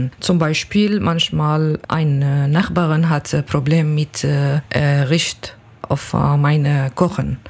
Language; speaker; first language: German; non-native, learner; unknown